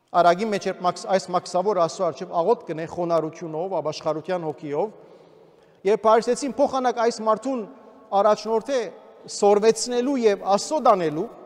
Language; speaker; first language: Armenian; early bilingual, heritage; Armenian